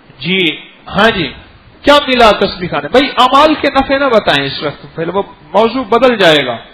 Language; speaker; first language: Urdu; native; Urdu